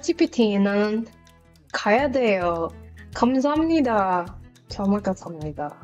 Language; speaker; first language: Korean; non-native, learner; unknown